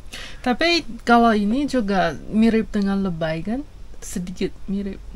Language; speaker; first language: Indonesian; non-native, fluent; Chinese